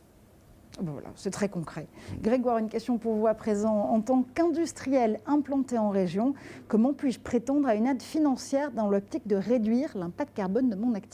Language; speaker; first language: French; native; French